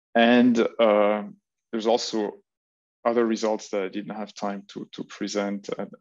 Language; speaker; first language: English; non-native, fluent; French